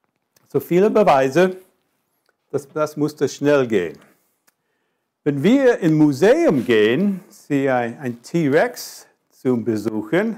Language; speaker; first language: German; non-native, fluent; English